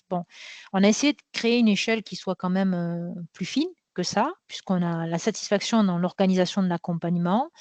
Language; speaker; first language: French; native; French